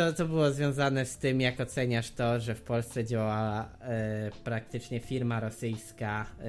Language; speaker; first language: Polish; native; Polish